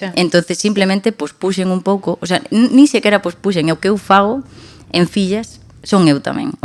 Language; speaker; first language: Galician; non-native, local second language; Spanish